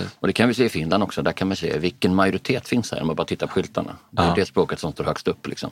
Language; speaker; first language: Swedish; native; Swedish